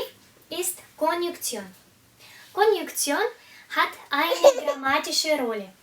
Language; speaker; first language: German; non-native, fluent; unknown